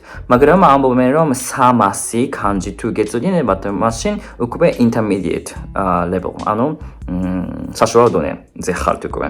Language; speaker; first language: Georgian; non-native, fluent; Japanese